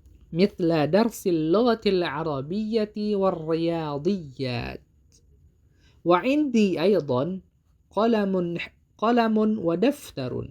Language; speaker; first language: Arabic; non-native, fluent; Indonesian